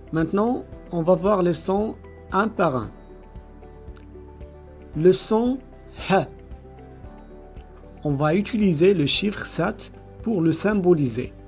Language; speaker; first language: French; non-native, local second language; Arabic